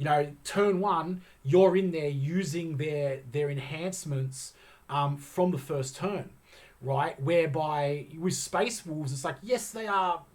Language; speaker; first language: English; native; English